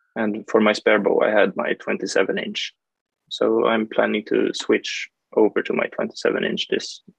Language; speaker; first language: English; non-native, fluent; Swedish